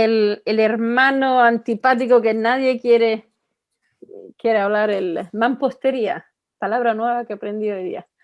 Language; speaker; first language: Spanish; non-native, fluent; Italian